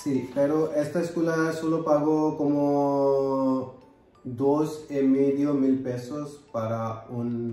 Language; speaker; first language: Spanish; non-native, learner; Hindi